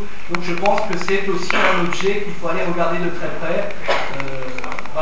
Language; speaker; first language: French; native; French